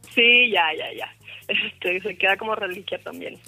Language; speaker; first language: Spanish; native; Spanish